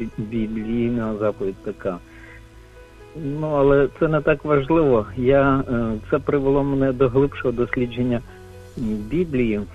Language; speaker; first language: Ukrainian; native; Ukrainian